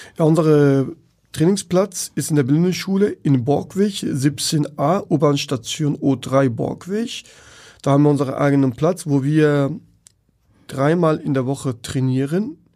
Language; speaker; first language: German; non-native, fluent; Turkish